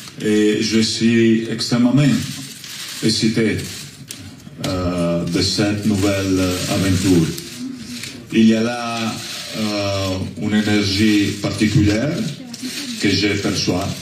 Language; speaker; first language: French; non-native, learner; Italian